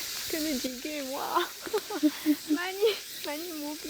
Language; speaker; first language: Korean; non-native, learner; French